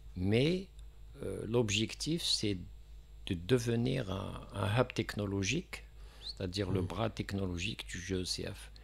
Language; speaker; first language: French; non-native, local second language; Kabyle